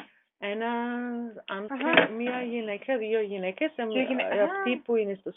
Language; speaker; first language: Greek; non-native, learner; German